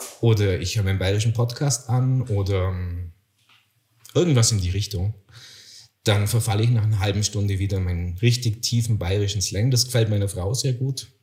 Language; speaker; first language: German; native; German